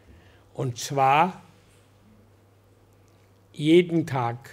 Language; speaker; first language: German; non-native, learner; Hindi